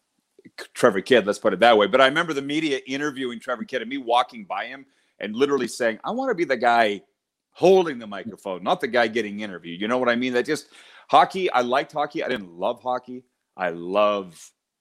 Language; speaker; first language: English; native; English